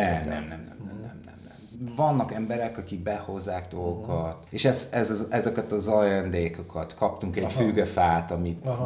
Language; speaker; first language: Hungarian; non-native, fluent; English